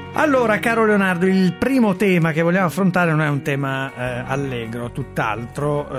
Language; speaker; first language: Italian; native; Italian